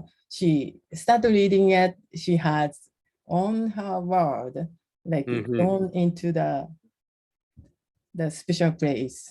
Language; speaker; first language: English; non-native, learner; Japanese